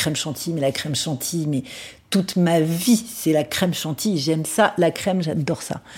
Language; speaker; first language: French; native; French